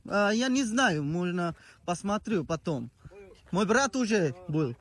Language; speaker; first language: Russian; non-native, learner; Bangla